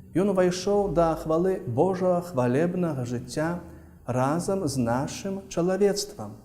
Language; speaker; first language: Belarusian; native; Belarusian